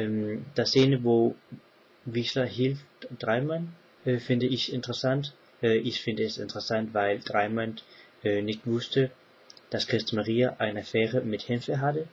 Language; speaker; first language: German; non-native, learner; English